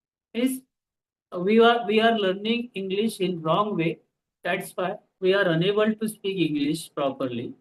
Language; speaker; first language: English; non-native, local second language; Marathi